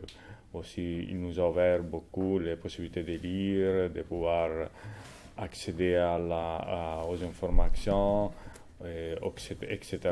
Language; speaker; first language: French; non-native, fluent; Italian